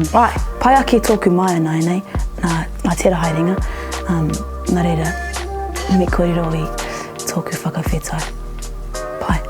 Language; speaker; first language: Māori; non-native, local second language; English